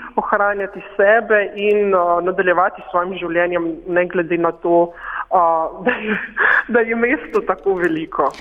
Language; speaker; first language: Slovenian; native; Slovenian